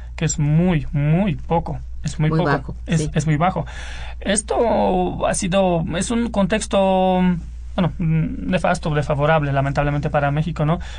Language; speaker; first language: Spanish; non-native, fluent; Romanian